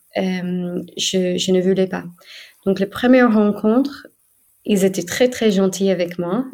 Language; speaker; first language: French; non-native, fluent; English